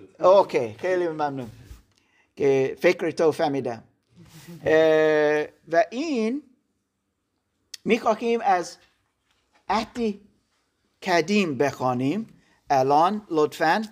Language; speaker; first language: Persian; non-native, learner; German